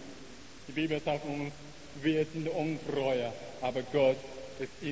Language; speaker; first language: German; non-native, learner; Chinese